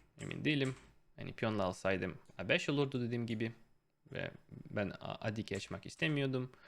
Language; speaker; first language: Turkish; non-native, fluent; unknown